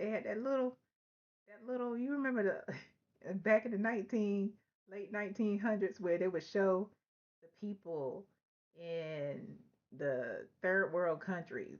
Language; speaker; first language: English; native; English